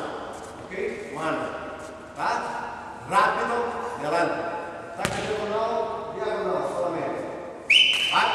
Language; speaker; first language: Spanish; non-native, learner; Portuguese